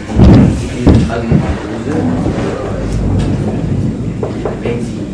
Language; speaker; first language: German; non-native, learner; French